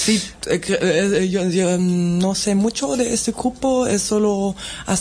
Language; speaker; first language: Spanish; non-native, fluent; German